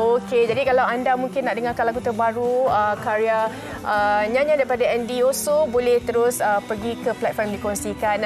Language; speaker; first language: Malay; native; Malay